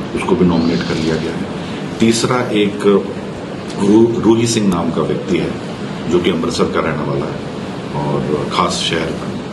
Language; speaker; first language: Hindi; non-native, local second language; Punjabi